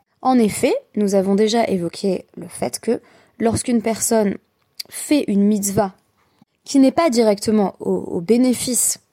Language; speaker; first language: French; native; French